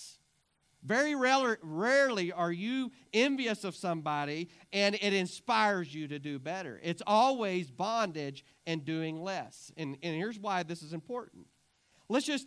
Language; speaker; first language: English; native; English